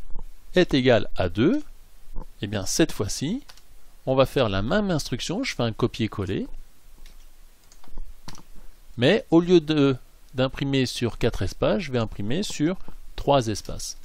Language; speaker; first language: French; native; French